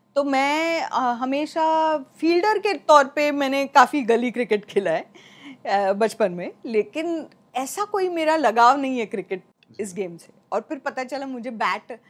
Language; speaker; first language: Hindi; non-native, local second language; Marathi